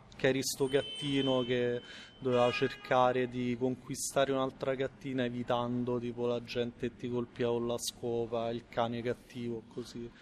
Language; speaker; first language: Italian; native; Italian